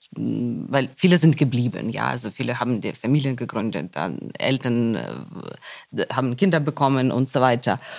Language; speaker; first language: German; non-native, fluent; Ukrainian